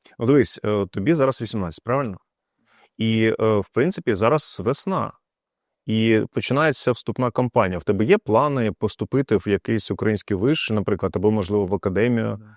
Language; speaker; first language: Ukrainian; non-native, local second language; Russian